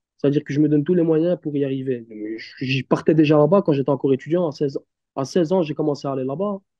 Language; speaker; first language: French; early bilingual, other home language; Turkish